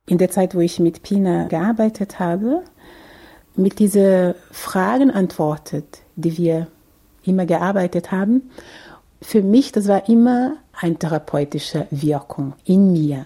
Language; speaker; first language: German; non-native, fluent; Portuguese